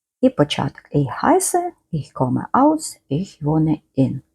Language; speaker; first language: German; non-native, fluent; Ukrainian